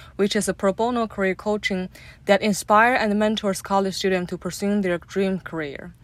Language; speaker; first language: English; non-native, fluent; Chinese